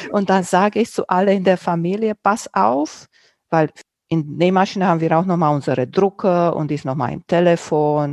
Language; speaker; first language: German; non-native, fluent; Romanian